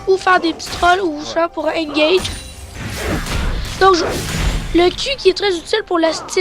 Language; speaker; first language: French; native; French